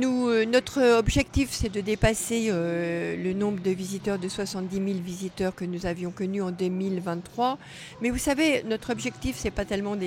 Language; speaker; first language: French; native; French